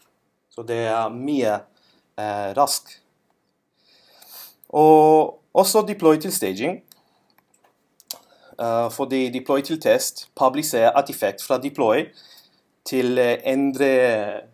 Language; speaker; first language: Norwegian; non-native, learner; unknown